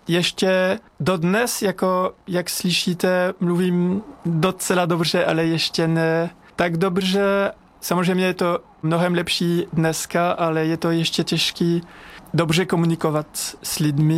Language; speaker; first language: Czech; non-native, fluent; French